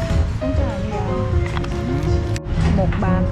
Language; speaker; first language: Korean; non-native, learner; Vietnamese